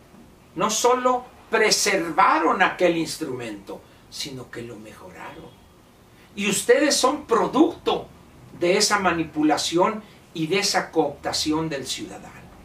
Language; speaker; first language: Spanish; native; Spanish